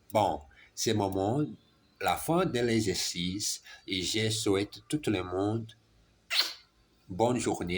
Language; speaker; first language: French; non-native, learner; German